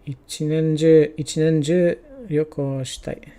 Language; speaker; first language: Japanese; non-native, learner; English